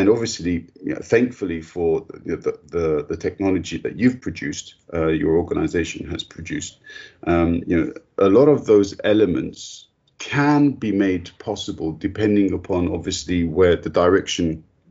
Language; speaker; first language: English; native; English